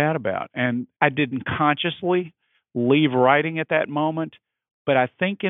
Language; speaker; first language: English; native; English